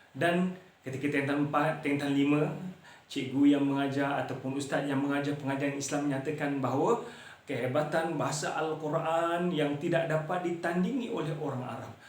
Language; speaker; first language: Malay; native; Malay